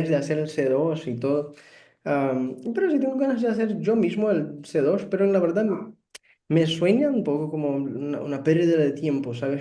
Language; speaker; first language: Spanish; non-native, fluent; Portuguese